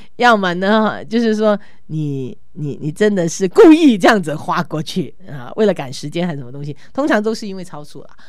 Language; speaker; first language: Chinese; native; Chinese